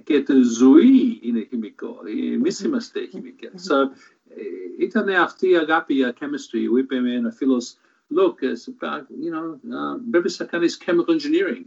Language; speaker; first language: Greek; early bilingual, heritage; Greek